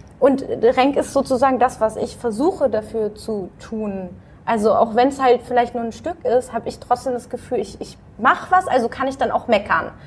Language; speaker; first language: German; native; German